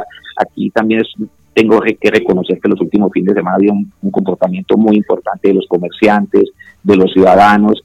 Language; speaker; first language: Spanish; native; Spanish